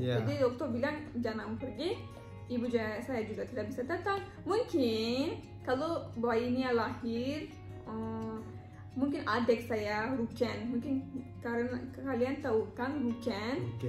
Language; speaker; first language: Indonesian; non-native, learner; Turkish